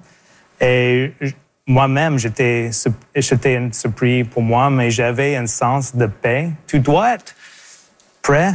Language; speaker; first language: French; non-native, local second language; English